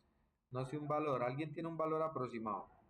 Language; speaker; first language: Spanish; native; Spanish